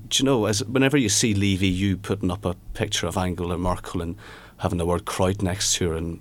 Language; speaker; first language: English; native; English